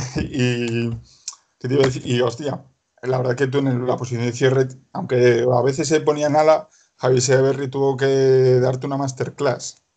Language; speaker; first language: Spanish; native; Spanish